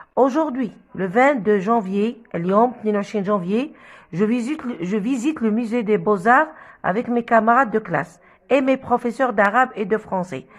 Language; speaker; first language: French; non-native, local second language; Arabic